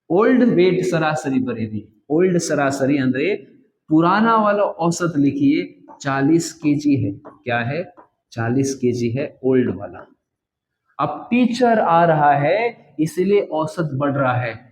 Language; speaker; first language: Hindi; non-native, local second language; Kannada